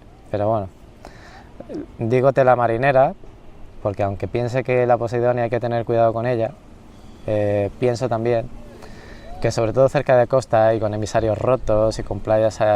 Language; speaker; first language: Spanish; native; Spanish